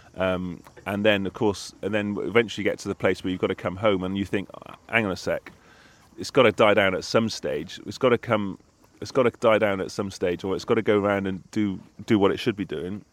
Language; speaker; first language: English; native; English